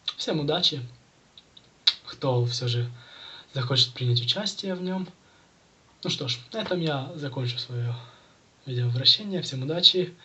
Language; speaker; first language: Russian; native; Russian